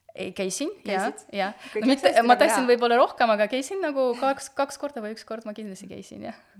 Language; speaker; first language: Estonian; non-native, local second language; Russian